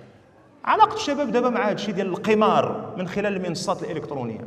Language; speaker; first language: Arabic; native; Arabic